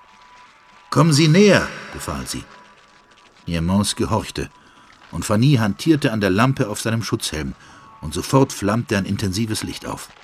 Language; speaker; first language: German; native; German